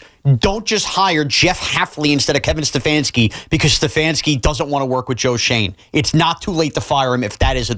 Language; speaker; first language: English; native; English